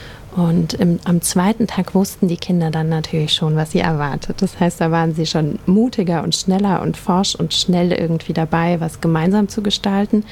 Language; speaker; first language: German; native; German